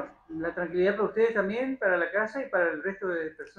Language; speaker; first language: Spanish; native; Spanish